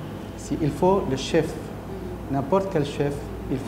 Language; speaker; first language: French; non-native, learner; Arabic